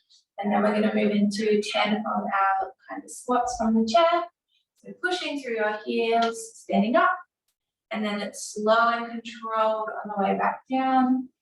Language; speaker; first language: English; native; English